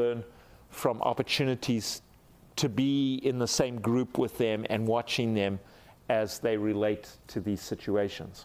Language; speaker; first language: English; native; English